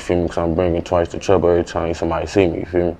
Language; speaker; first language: English; native; English